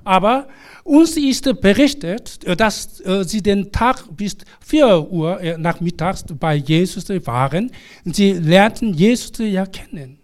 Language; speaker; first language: German; non-native, fluent; Korean